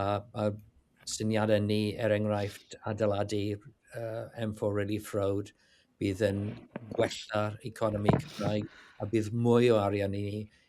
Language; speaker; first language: Welsh; non-native, learner; English